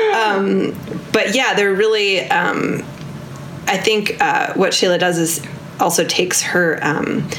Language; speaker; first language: English; native; English